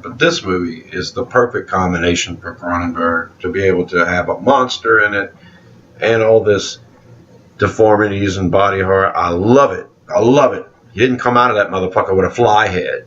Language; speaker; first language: English; native; English